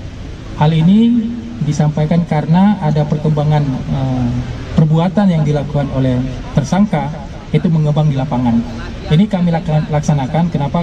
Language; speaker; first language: Indonesian; native; Indonesian